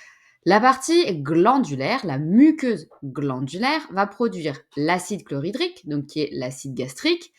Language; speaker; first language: French; native; French